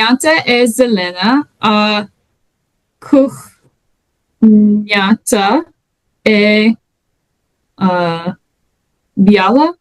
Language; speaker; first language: Bulgarian; non-native, learner; English